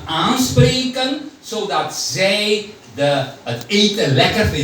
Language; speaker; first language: Dutch; non-native, local second language; Hindi